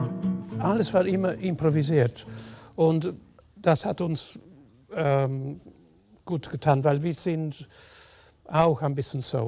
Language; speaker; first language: German; non-native, fluent; English